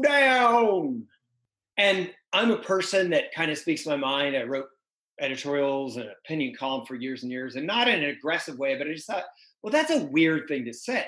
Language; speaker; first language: English; native; English